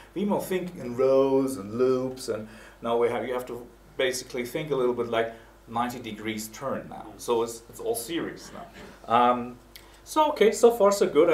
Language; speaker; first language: English; non-native, fluent; German